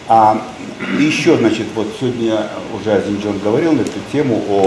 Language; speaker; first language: Russian; non-native, local second language; Tajik